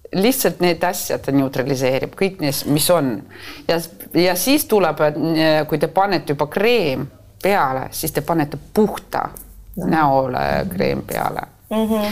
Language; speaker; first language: Estonian; non-native, local second language; Russian